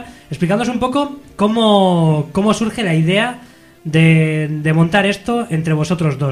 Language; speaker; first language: Spanish; native; Spanish